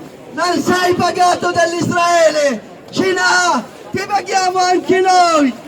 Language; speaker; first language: Italian; non-native, local second language; Arabic